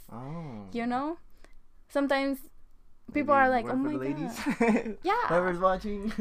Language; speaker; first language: English; non-native, fluent; Spanish